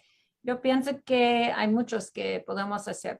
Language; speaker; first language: Spanish; non-native, fluent; English